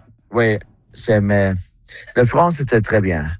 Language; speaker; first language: French; non-native, learner; Dutch